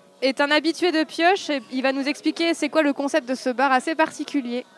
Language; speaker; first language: French; native; French